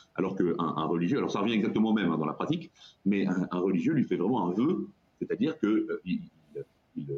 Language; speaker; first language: French; native; French